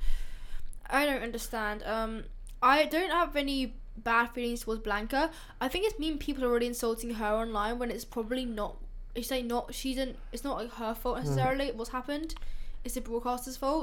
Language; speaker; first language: English; native; English